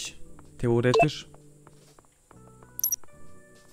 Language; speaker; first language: German; non-native, learner; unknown